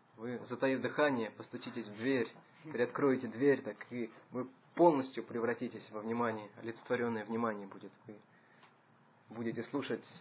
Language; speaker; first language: Russian; native; Russian